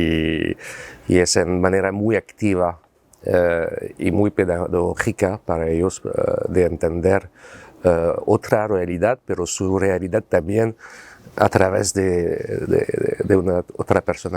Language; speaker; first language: Spanish; non-native, fluent; French